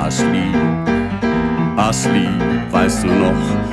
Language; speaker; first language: German; native; German